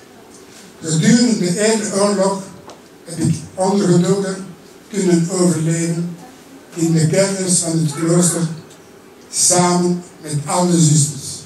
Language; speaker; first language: Dutch; early bilingual, other home language; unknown